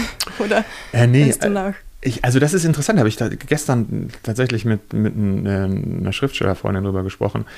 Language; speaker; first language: German; native; German